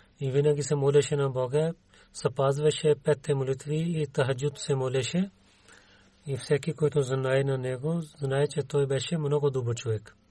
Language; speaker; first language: Bulgarian; non-native, learner; Urdu